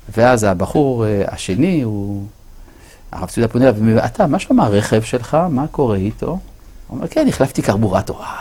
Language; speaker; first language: Hebrew; non-native, fluent; French